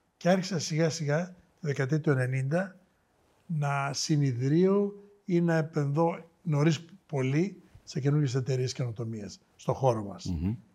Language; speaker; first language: Greek; native; Greek